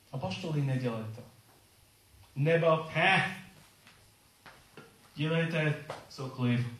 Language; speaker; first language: Czech; non-native, learner; English